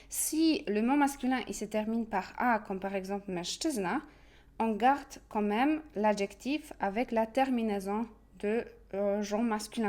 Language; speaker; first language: French; non-native, fluent; Polish